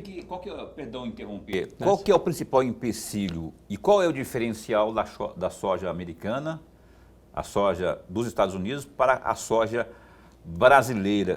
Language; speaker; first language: Portuguese; native; Portuguese